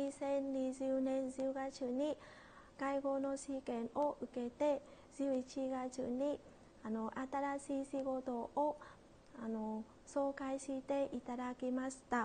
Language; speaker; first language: Japanese; non-native, learner; Vietnamese